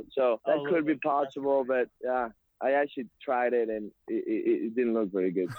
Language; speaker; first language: English; non-native, fluent; Spanish